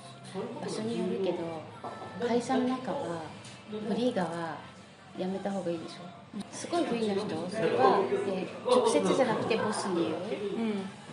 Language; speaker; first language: Japanese; non-native, fluent; Portuguese